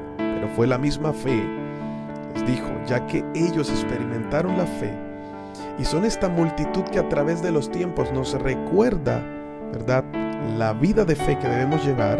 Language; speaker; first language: Spanish; native; Spanish